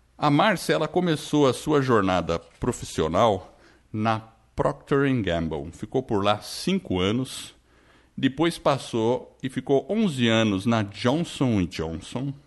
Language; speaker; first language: Portuguese; non-native, fluent; English